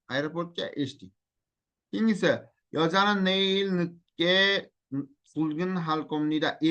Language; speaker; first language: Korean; non-native, fluent; Uzbek